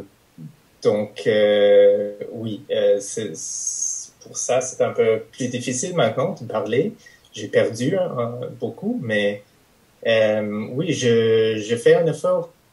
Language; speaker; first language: French; non-native, fluent; English